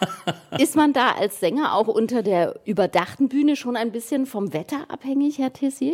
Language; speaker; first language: German; native; German